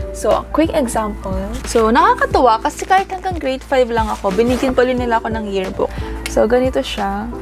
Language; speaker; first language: Filipino; early bilingual, heritage; Japanese